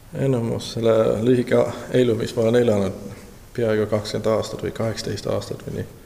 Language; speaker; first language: Estonian; non-native, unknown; English